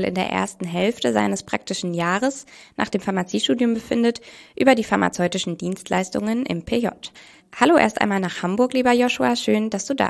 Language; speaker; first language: German; native; German